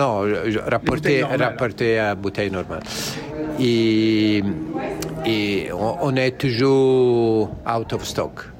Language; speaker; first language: French; non-native, learner; Italian